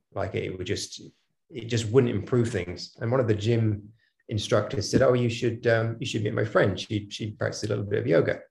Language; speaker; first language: English; native; English